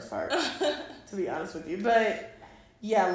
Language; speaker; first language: English; native; English